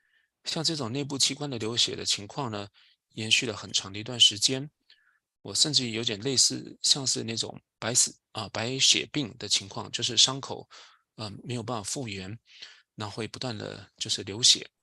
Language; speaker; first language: Chinese; native; Chinese